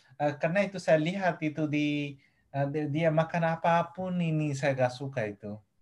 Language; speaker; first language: Indonesian; non-native, fluent; Nepali